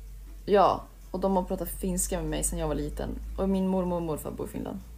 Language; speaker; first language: Swedish; early bilingual, other home language; Finnish